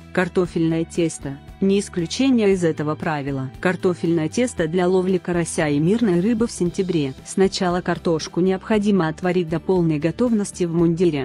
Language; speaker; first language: Russian; native; Russian